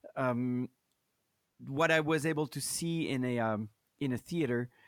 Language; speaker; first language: English; non-native, fluent; French